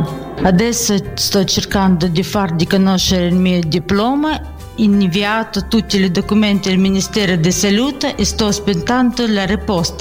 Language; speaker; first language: Italian; non-native, fluent; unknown